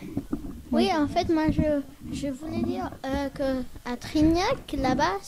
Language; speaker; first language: French; early bilingual, other home language; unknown